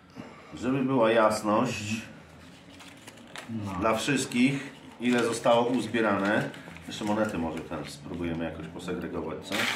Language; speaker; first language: Polish; native; Polish